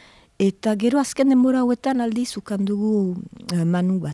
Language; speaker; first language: Basque; native; Basque